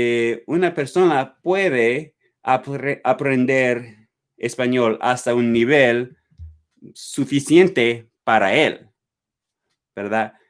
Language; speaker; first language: Spanish; non-native, learner; English